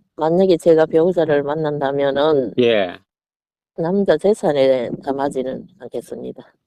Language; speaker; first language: Korean; native; Korean